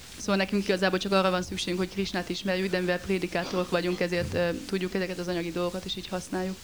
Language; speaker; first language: Hungarian; native; Hungarian